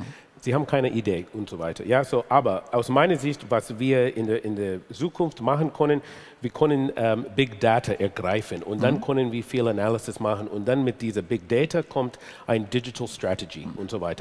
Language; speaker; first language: German; non-native, fluent; English